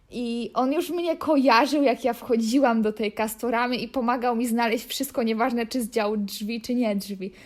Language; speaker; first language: Polish; native; Polish